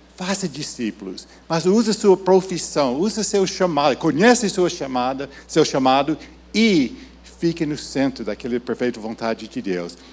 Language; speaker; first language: Portuguese; non-native, fluent; English